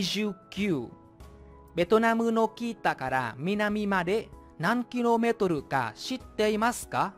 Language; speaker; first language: Japanese; non-native, fluent; Vietnamese